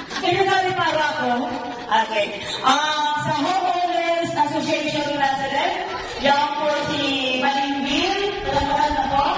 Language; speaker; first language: Filipino; non-native, local second language; Bikol